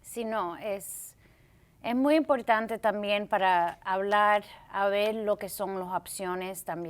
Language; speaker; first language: Spanish; early bilingual, heritage; Spanish